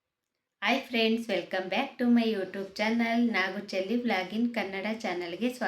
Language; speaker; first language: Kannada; native; Kannada